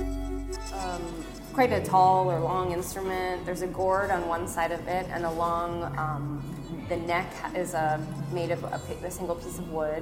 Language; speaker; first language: English; native; English